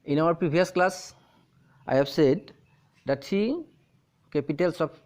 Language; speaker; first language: English; non-native, local second language; Assamese